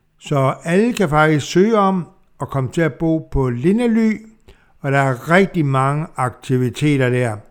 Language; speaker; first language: Danish; native; Danish